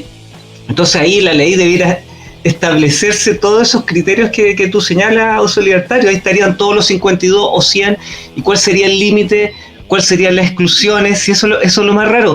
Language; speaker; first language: Spanish; native; Spanish